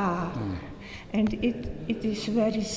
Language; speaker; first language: English; non-native, learner; Czech